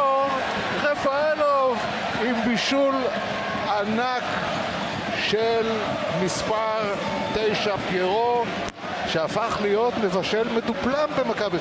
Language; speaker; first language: Hebrew; native; Hebrew